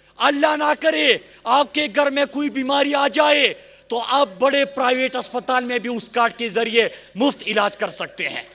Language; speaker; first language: Urdu; non-native, local second language; Pashto